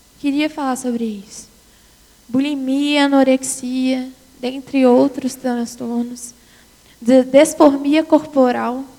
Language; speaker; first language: Portuguese; native; Portuguese